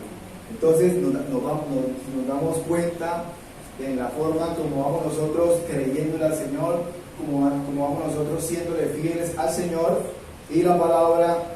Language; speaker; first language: Spanish; native; Spanish